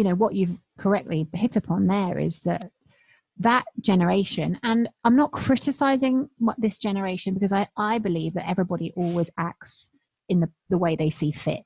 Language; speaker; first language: English; native; English